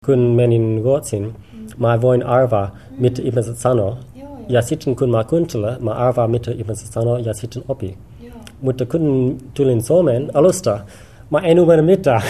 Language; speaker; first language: Finnish; non-native, learner; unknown